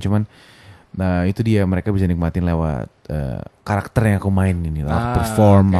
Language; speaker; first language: Indonesian; native; Indonesian